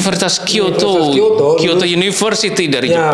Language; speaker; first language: Indonesian; native; Indonesian